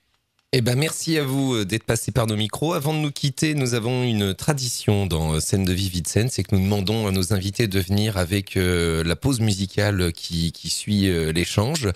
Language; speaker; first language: French; native; French